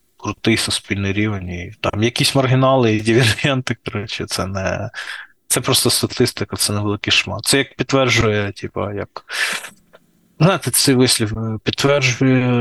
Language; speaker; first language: Ukrainian; non-native, local second language; Russian